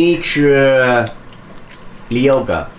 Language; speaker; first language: Chinese; non-native, learner; English